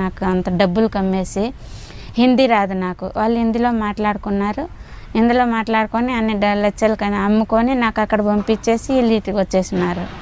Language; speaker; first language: Telugu; native; Telugu